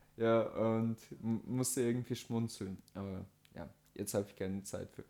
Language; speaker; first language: German; early bilingual, other home language; Russian